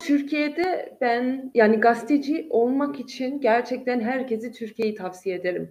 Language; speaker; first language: Turkish; early bilingual, heritage; Turkish